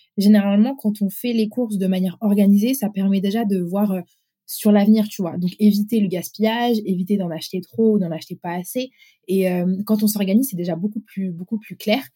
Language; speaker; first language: French; early bilingual, other home language; Arabic